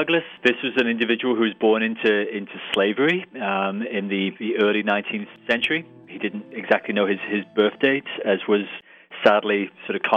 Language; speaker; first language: English; native; English